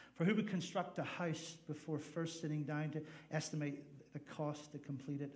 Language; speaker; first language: English; native; English